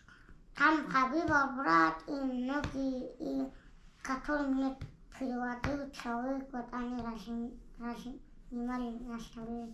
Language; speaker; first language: Russian; non-native, local second language; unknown